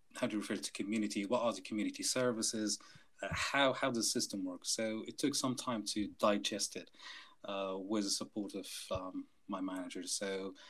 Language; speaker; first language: English; non-native, fluent; Arabic